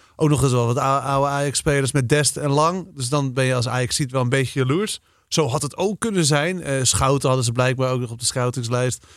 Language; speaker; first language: Dutch; native; Dutch